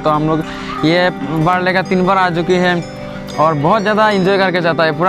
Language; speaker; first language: Hindi; non-native, local second language; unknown